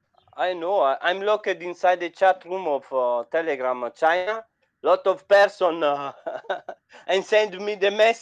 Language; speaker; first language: English; non-native, learner; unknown